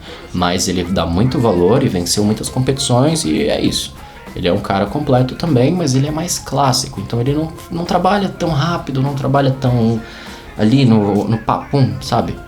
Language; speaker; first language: Portuguese; native; Portuguese